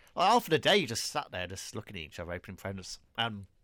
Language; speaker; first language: English; native; English